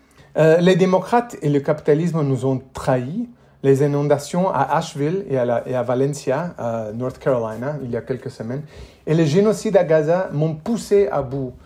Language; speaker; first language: French; non-native, fluent; English